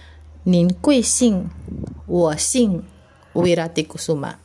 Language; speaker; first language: Chinese; non-native, fluent; Indonesian